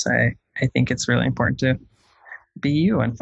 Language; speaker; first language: English; native; English